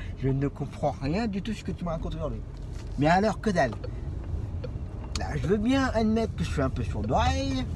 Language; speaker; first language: French; native; French